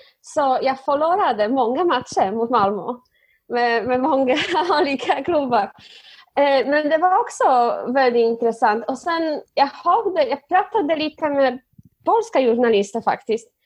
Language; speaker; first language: Swedish; non-native, fluent; Polish